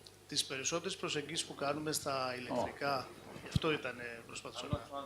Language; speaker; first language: Greek; native; Greek